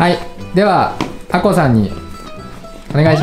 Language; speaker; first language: Japanese; native; Japanese